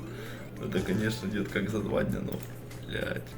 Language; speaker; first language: Russian; native; Russian